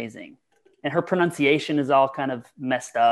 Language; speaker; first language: English; native; English